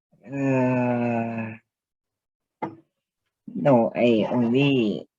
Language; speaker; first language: English; non-native, learner; Thai